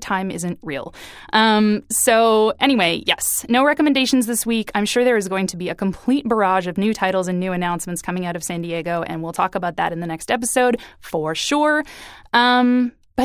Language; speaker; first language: English; native; English